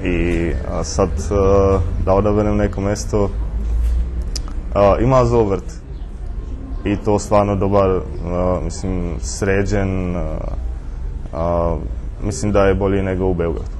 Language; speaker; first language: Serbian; non-native, fluent; Czech